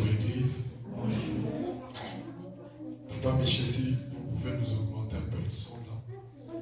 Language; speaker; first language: French; non-native, local second language; Lingala